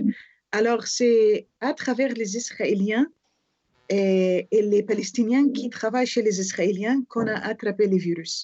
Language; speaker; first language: French; non-native, fluent; Arabic